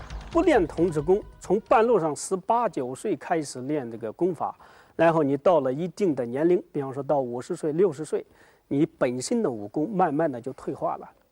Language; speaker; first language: Chinese; native; Chinese